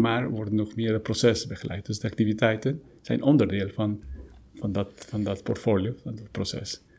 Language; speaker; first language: Dutch; non-native, fluent; Spanish